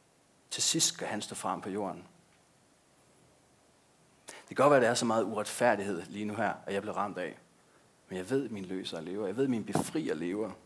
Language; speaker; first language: Danish; native; Danish